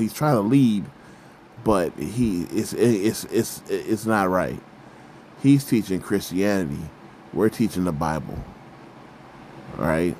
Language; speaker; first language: English; native; English